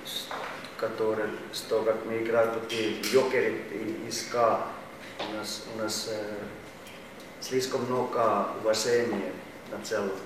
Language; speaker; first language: Russian; non-native, learner; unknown